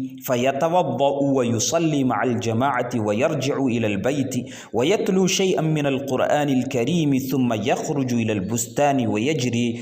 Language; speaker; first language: Arabic; non-native, fluent; Urdu